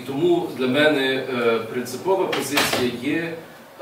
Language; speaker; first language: Ukrainian; early bilingual, heritage; English